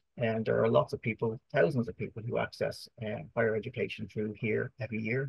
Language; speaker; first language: English; native; English